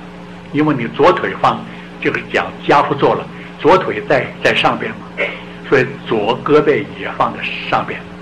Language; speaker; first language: Chinese; native; Chinese